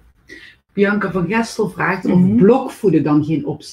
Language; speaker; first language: Dutch; native; Dutch